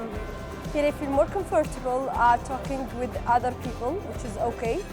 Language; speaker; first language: English; non-native, fluent; Arabic